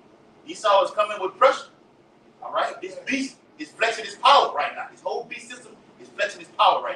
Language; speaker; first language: English; native; English